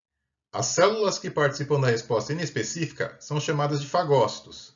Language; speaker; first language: Portuguese; native; Portuguese